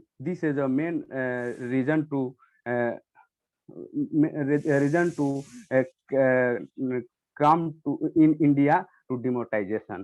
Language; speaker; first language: English; non-native, learner; Hindi